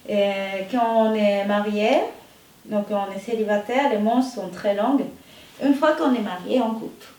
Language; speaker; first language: French; non-native, fluent; Japanese